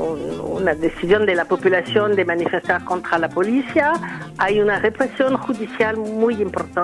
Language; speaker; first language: Spanish; non-native, learner; French